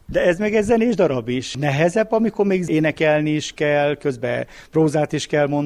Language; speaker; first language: Hungarian; native; Hungarian